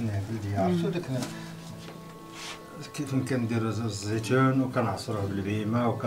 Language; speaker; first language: Arabic; native; Arabic